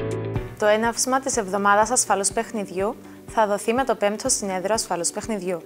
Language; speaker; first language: Greek; native; Greek